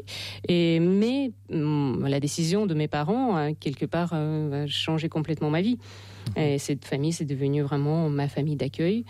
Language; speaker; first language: French; non-native, fluent; Russian